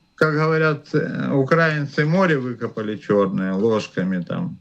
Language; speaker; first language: Russian; native; Russian